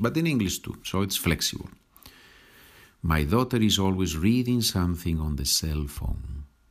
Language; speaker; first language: English; non-native, fluent; Spanish